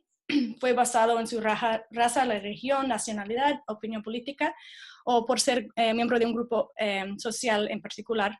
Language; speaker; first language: Spanish; non-native, fluent; English